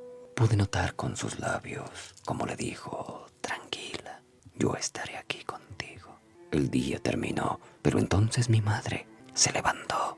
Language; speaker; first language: Spanish; native; Spanish